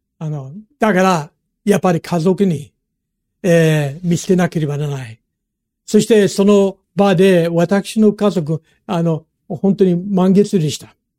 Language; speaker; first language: Japanese; non-native, fluent; English